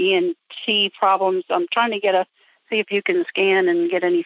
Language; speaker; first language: English; native; English